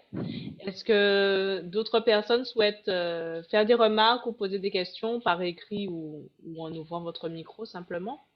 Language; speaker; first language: French; native; French